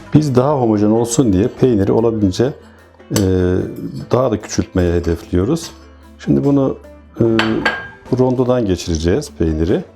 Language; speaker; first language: Turkish; native; Turkish